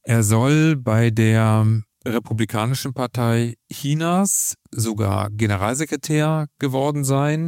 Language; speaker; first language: German; native; German